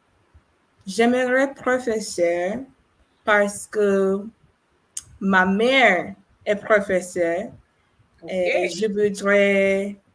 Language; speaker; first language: French; non-native, learner; English